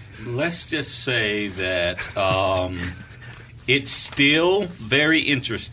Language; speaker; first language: English; native; English